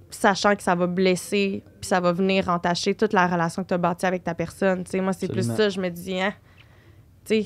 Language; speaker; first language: French; native; French